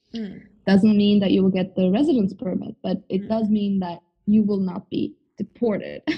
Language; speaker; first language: English; non-native, fluent; Turkish